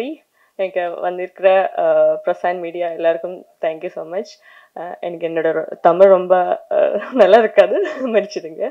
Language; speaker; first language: Tamil; non-native, learner; Malayalam